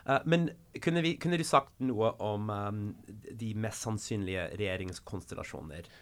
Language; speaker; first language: Swedish; non-native, fluent; English